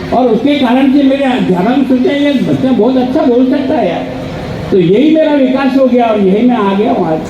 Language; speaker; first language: Hindi; native; Hindi